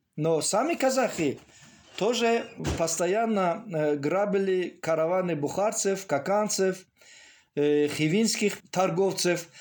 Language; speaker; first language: Russian; non-native, local second language; Tajik